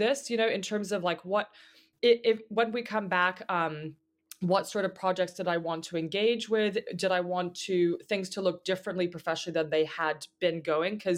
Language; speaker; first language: English; native; English